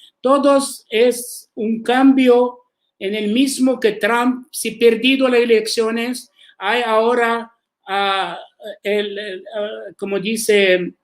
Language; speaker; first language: Spanish; non-native, learner; Arabic